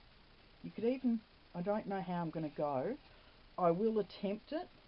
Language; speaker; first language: English; native; English